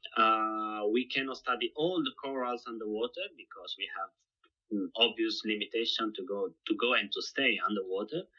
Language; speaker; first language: English; non-native, fluent; Italian